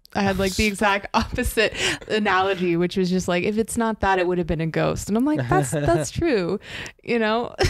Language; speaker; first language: English; native; English